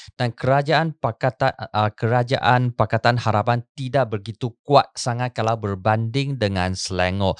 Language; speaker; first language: Malay; non-native, local second language; Chinese